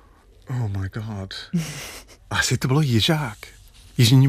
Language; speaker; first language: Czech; non-native, fluent; English